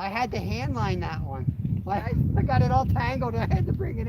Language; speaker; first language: English; native; English